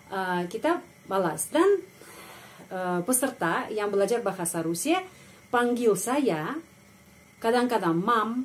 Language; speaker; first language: Indonesian; non-native, fluent; Russian